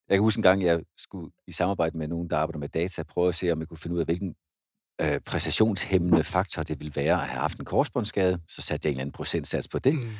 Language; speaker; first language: Danish; native; Danish